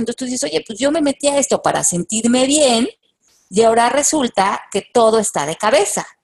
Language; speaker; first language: Spanish; native; Spanish